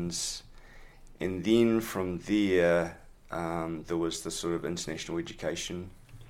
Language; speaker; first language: English; native; English